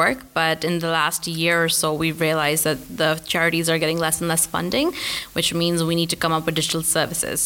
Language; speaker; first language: English; non-native, local second language; Urdu